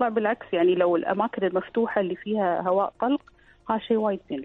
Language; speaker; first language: Arabic; native; Arabic